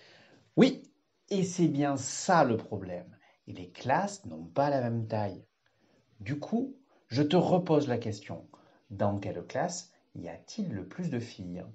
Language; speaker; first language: French; native; French